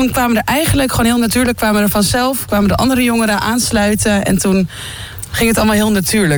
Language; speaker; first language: Dutch; native; Dutch